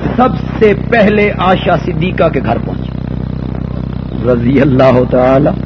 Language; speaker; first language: Urdu; non-native, local second language; Punjabi